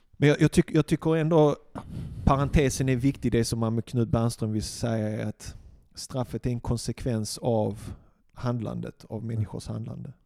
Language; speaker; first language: Swedish; early bilingual, other home language; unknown